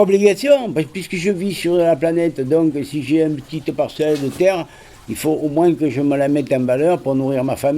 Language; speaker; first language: French; non-native, fluent; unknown